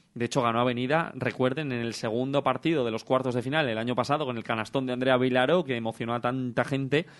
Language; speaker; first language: Spanish; native; Spanish